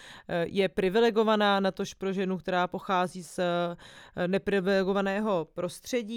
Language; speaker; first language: Czech; native; Czech